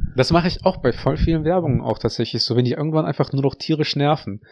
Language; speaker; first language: German; early bilingual, other home language; Russian